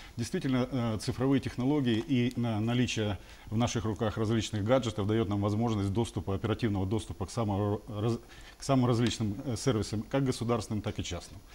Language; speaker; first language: Russian; native; Russian